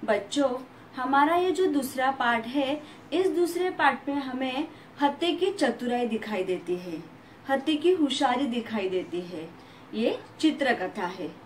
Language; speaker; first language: Hindi; non-native, local second language; Marathi